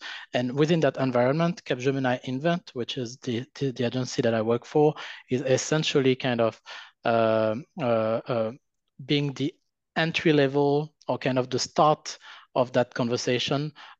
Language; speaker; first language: English; non-native, fluent; French